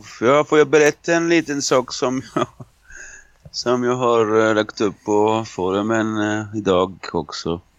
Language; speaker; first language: Swedish; non-native, fluent; Italian